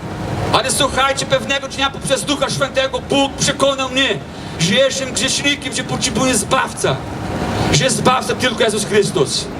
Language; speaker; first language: Polish; non-native, fluent; Portuguese